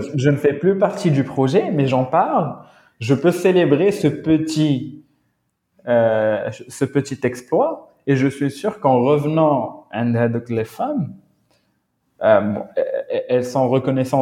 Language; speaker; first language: French; non-native, local second language; Arabic